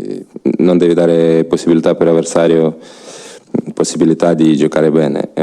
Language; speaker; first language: Italian; non-native, learner; Ukrainian